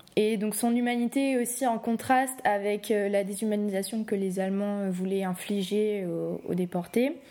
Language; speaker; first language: French; native; French